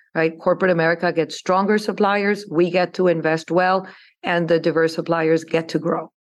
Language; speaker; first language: English; non-native, fluent; Spanish